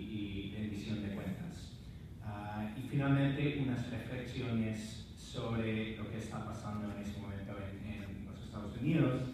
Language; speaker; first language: Spanish; non-native, fluent; English